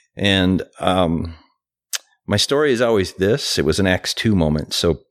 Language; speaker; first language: English; native; English